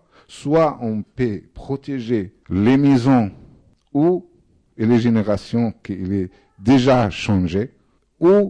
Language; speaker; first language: French; non-native, fluent; Arabic